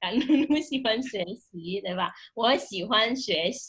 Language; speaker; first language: Chinese; non-native, fluent; Indonesian